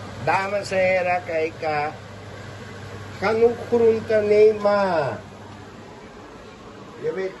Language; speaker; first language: Dutch; non-native, local second language; Caribbean Hindustani